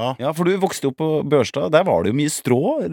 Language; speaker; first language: Norwegian; native; Norwegian